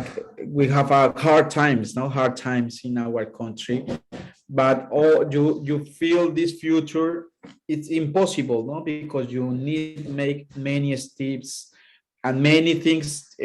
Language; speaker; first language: English; non-native, learner; Spanish